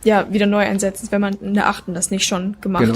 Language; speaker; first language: German; native; German